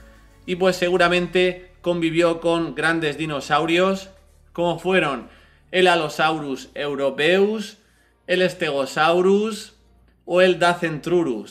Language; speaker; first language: Spanish; native; Spanish